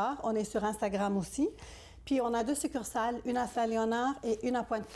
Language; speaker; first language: French; native; French